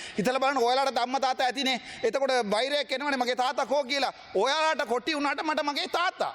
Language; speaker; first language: Sinhala; non-native, local second language; Tamil